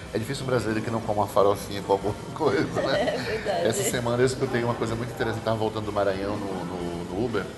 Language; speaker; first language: Portuguese; native; Portuguese